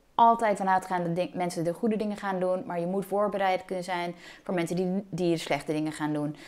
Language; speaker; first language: Dutch; non-native, fluent; English